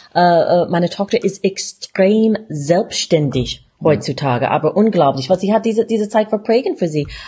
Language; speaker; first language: German; non-native, fluent; English